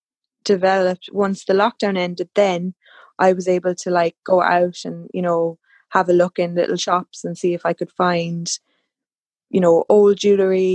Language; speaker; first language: English; native; English